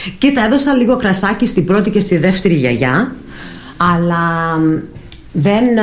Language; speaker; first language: Greek; early bilingual, heritage; English